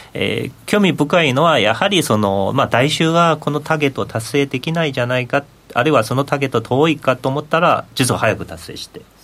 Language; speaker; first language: Japanese; non-native, fluent; Chinese